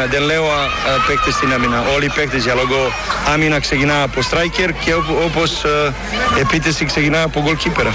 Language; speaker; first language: Greek; non-native, learner; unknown